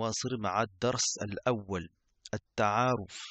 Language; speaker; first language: Arabic; non-native, fluent; French